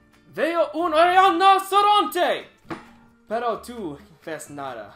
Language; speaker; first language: Spanish; non-native, learner; English